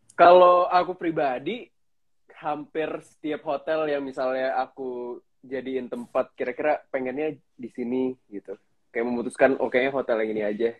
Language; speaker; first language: Indonesian; native; Indonesian